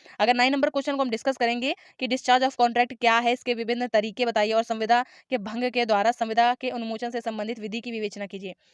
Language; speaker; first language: Hindi; native; Hindi